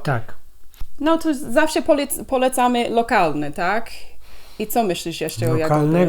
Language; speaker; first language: Polish; non-native, learner; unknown